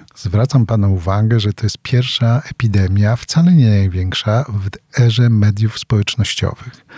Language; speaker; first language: Polish; native; Polish